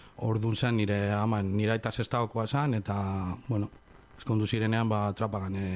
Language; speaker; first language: Basque; non-native, local second language; Spanish